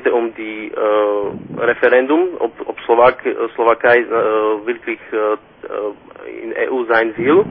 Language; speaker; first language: German; non-native, fluent; Slovak